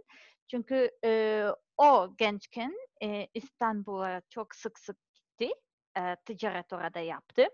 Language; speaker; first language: Turkish; non-native, learner; Serbian